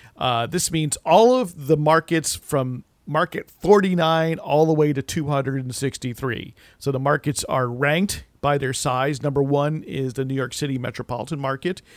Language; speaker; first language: English; native; English